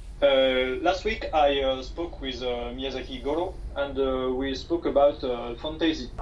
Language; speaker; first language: English; non-native, fluent; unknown